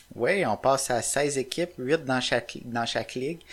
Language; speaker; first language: French; native; French